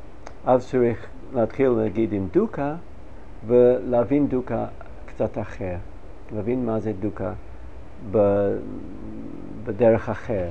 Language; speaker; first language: Hebrew; non-native, fluent; English